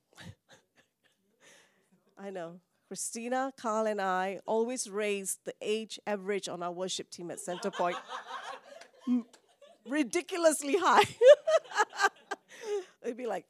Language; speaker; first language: English; non-native, local second language; Tamil